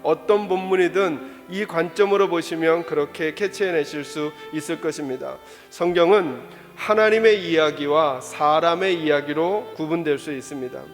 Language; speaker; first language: Korean; native; Korean